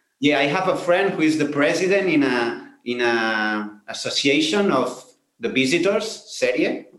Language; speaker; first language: English; non-native, learner; Spanish